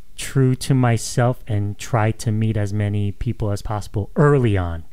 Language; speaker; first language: English; native; English